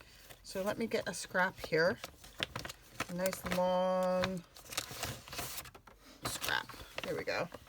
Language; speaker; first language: English; native; English